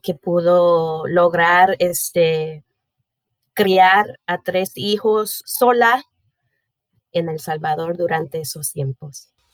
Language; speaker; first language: Spanish; early bilingual, heritage; Spanish